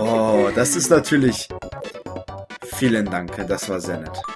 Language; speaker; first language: German; native; German